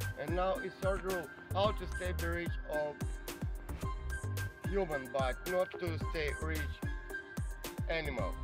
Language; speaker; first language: English; non-native, learner; Ukrainian